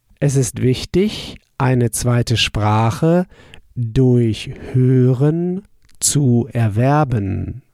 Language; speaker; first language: German; non-native, fluent; English